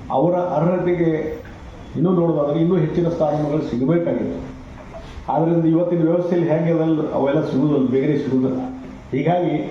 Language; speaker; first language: Kannada; native; Kannada